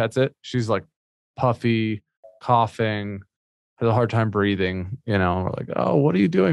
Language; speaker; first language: English; native; English